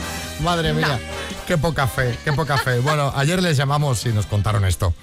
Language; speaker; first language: Spanish; native; Spanish